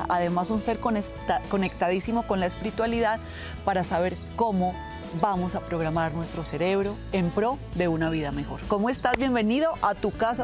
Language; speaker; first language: Spanish; native; Spanish